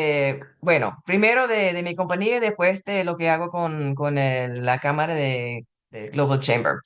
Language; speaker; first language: Spanish; non-native, fluent; English